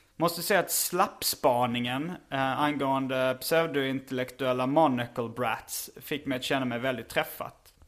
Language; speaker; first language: Swedish; native; Swedish